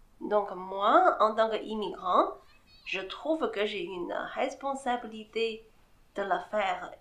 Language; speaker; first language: French; non-native, fluent; Chinese